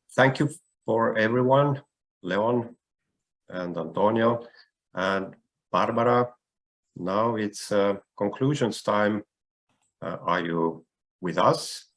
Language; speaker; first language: English; non-native, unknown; Estonian